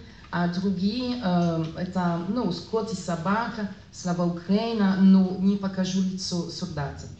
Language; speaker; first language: Russian; non-native, learner; French